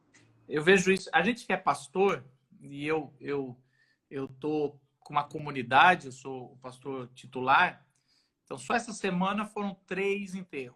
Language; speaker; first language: Portuguese; native; Portuguese